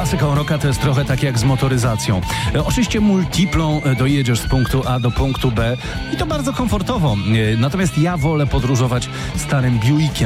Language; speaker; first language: Polish; native; Polish